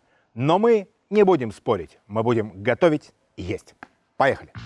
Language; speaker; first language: Russian; native; Russian